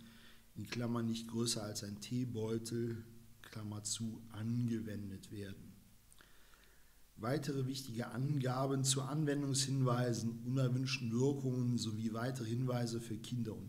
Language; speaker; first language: German; native; German